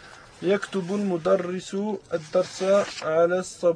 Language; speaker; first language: Arabic; non-native, learner; French